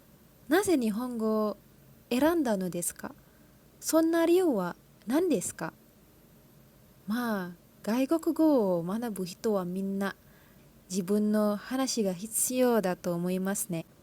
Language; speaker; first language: Japanese; non-native, learner; Malay